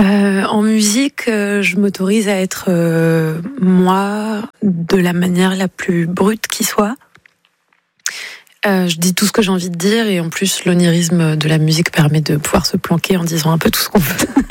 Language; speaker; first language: French; native; French